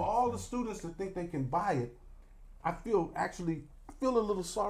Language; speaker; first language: English; native; English